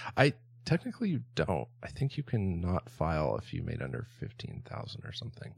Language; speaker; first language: English; native; English